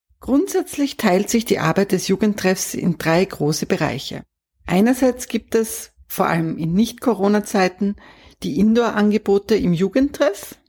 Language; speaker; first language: German; native; German